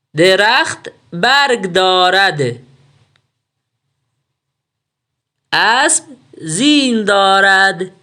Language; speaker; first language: Persian; non-native, fluent; Urdu